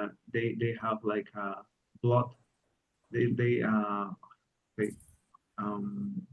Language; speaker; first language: English; non-native, learner; Spanish